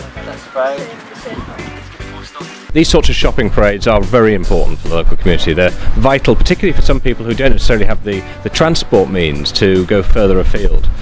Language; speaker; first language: English; native; English